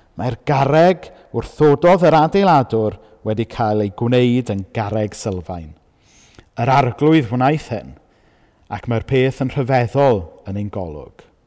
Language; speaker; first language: Welsh; native; Welsh